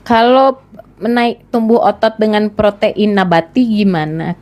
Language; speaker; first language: Indonesian; native; Indonesian